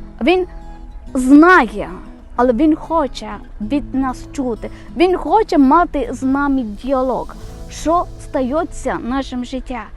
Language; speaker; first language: Ukrainian; non-native, fluent; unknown